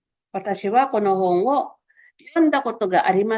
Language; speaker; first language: Japanese; non-native, fluent; Filipino